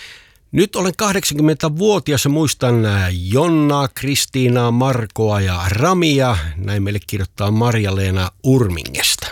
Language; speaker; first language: Finnish; native; Finnish